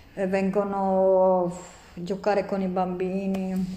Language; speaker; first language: Italian; non-native, learner; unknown